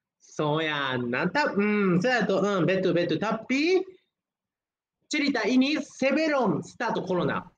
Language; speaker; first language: Malay; non-native, learner; Japanese